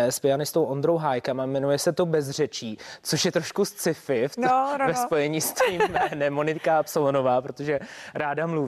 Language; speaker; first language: Czech; native; Czech